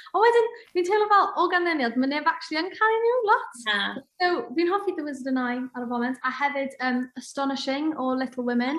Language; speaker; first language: Welsh; native; Welsh